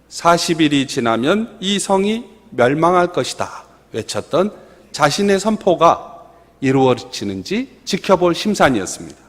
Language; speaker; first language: Korean; native; Korean